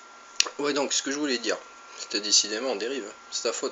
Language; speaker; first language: French; native; French